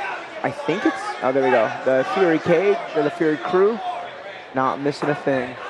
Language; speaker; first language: English; native; English